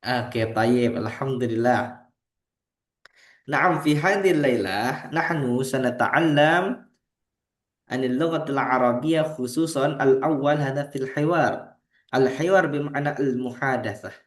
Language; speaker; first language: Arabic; non-native, fluent; Indonesian